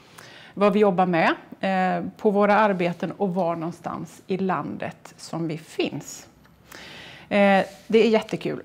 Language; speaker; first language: Swedish; native; Swedish